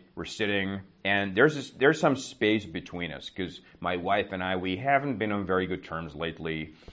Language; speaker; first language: English; non-native, fluent; Czech